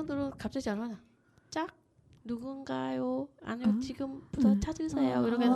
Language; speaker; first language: Korean; non-native, learner; Vietnamese